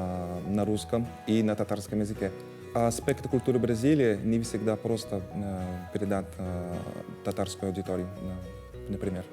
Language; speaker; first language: Russian; non-native, fluent; Portuguese